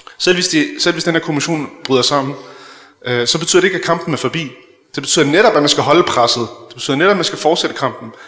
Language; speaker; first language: Danish; early bilingual, other home language; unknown